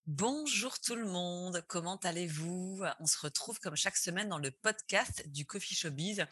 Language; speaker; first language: French; native; French